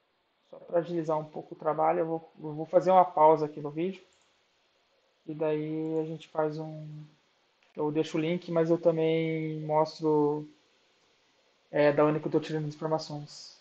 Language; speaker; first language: Portuguese; native; Portuguese